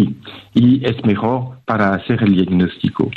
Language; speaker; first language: Spanish; non-native, fluent; French